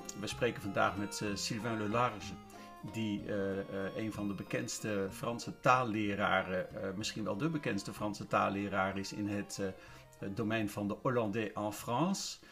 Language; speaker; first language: Dutch; native; Dutch